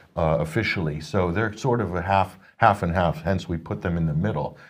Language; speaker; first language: English; native; English